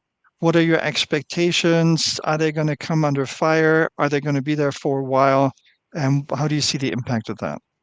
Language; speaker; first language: English; non-native, fluent; German